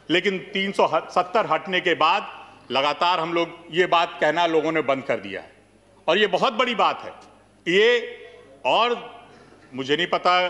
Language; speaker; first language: Hindi; native; Hindi